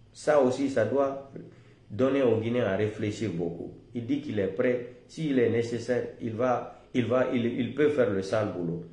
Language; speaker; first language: French; non-native, local second language; Fula